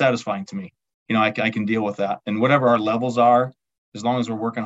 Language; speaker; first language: English; native; English